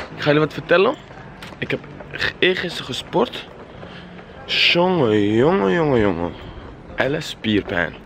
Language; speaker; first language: Dutch; early bilingual, other home language; Arabic